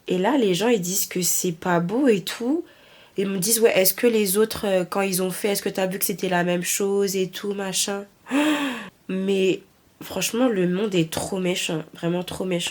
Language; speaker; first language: French; native; French